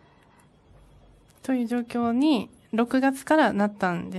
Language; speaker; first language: Japanese; non-native, local second language; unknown